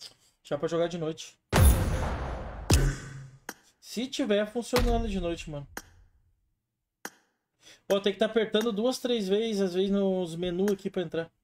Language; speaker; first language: Portuguese; native; Portuguese